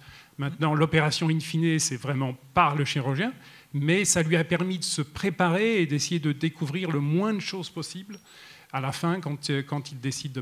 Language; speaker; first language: French; native; French